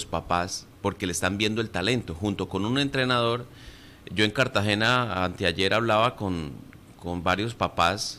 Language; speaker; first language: Spanish; native; Spanish